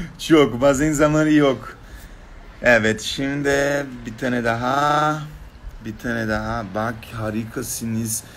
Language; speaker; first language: Turkish; non-native, learner; Portuguese